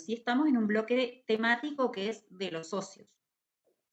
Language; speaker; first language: Spanish; native; Spanish